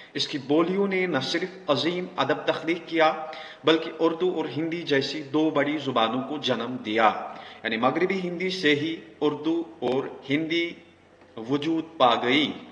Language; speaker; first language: Urdu; non-native, local second language; Kashmiri